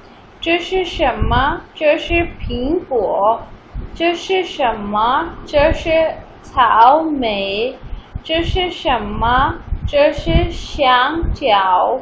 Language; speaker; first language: Chinese; non-native, fluent; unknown